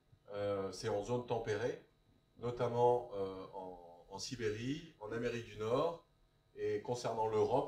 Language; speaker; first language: French; native; French